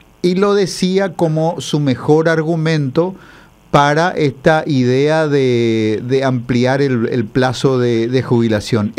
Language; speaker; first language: Spanish; native; Spanish